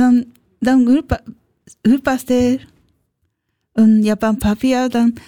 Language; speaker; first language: German; non-native, learner; Japanese